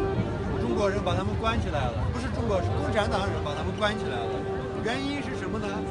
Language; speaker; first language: Chinese; non-native, local second language; Uyghur